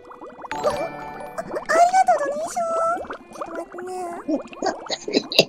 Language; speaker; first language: Japanese; non-native, learner; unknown